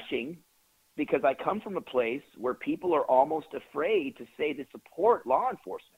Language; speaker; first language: English; early bilingual, other home language; Spanish